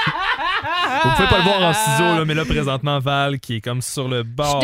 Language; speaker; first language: French; native; French